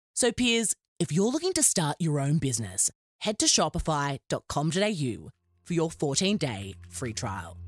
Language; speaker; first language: English; early bilingual, other home language; Yoruba